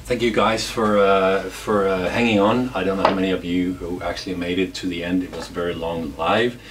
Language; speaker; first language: English; non-native, fluent; Danish